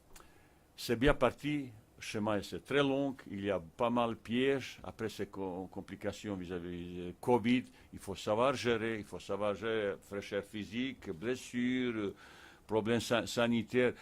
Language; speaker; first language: French; non-native, fluent; Bosnian